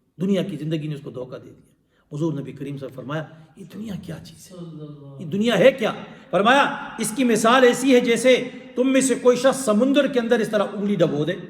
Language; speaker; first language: Urdu; non-native, local second language; Pashto